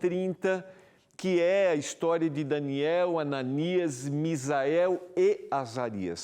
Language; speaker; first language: Portuguese; native; Portuguese